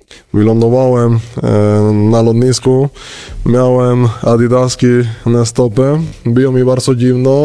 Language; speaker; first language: Polish; non-native, learner; Spanish